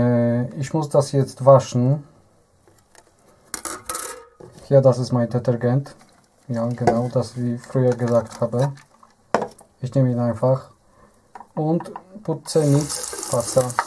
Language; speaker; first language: German; non-native, learner; Polish